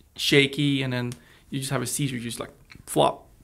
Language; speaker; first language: English; early bilingual, other home language; Russian